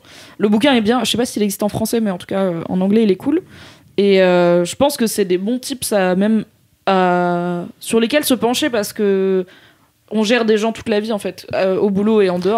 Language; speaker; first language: French; native; French